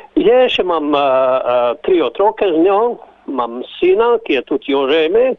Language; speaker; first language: Slovenian; native; Slovenian